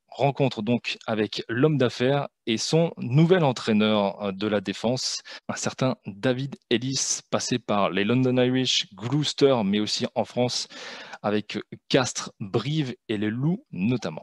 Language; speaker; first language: French; native; French